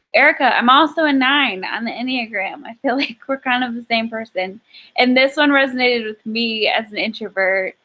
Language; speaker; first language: English; native; English